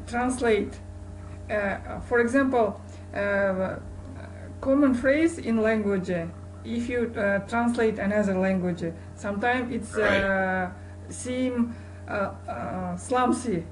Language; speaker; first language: English; non-native, learner; Kazakh